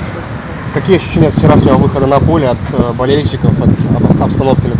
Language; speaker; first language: Russian; native; Russian